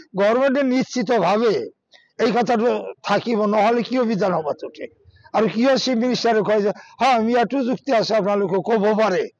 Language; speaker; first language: Assamese; non-native, local second language; Bangla